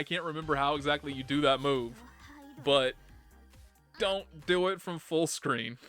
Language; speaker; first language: English; native; English